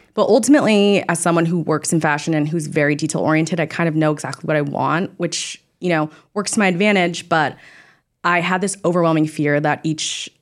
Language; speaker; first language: English; native; English